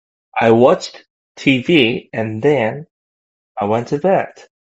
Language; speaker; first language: English; non-native, fluent; Korean